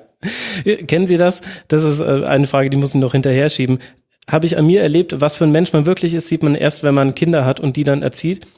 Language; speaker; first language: German; native; German